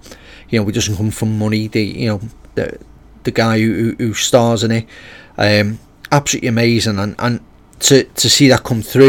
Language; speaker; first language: English; native; English